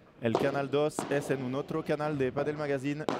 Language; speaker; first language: Spanish; non-native, learner; French